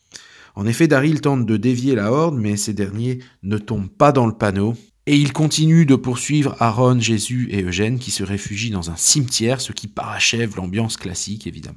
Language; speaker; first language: French; native; French